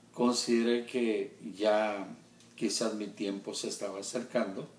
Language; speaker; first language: Spanish; early bilingual, heritage; Spanish